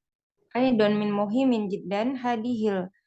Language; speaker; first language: Arabic; non-native, learner; Indonesian